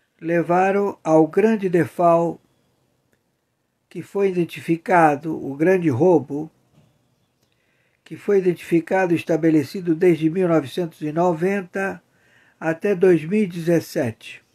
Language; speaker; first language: Portuguese; native; Portuguese